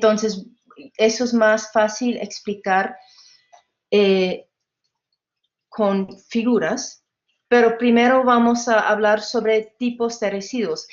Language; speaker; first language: Spanish; non-native, fluent; English